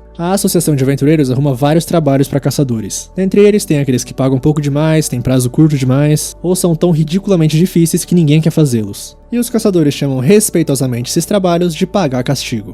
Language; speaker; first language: Portuguese; native; Portuguese